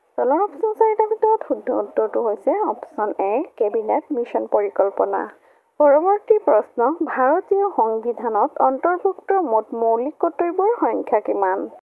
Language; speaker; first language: Assamese; native; Assamese